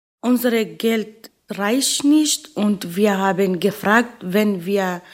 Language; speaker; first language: German; non-native, learner; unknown